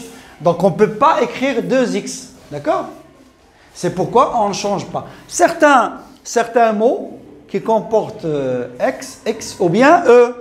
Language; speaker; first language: French; non-native, local second language; Arabic